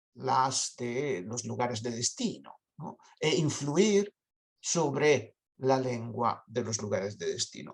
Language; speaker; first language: Spanish; non-native, fluent; Italian